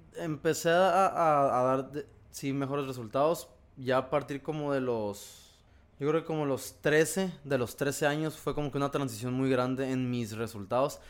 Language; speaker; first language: Spanish; native; Spanish